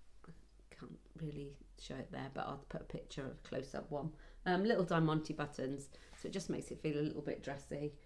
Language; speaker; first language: English; native; English